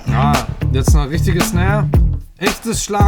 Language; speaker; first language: German; native; German